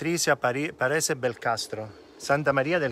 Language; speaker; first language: Spanish; non-native, fluent; Italian